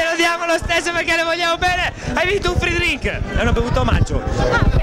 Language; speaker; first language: Italian; native; Italian